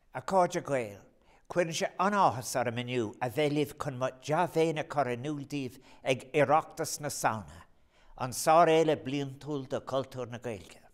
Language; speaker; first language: Irish; non-native, local second language; English